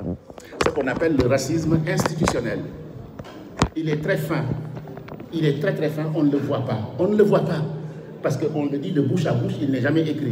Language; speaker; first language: French; non-native, local second language; Wolof